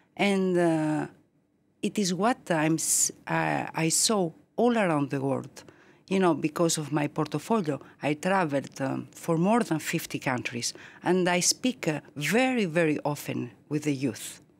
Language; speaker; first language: English; non-native, fluent; Greek